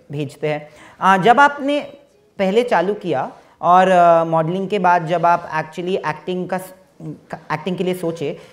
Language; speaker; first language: Hindi; non-native, local second language; Bangla